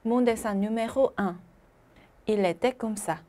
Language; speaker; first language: French; non-native, fluent; Korean